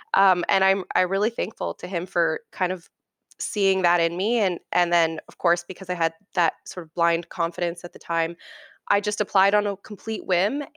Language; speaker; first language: English; native; English